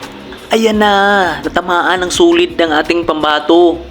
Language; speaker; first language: Filipino; native; Filipino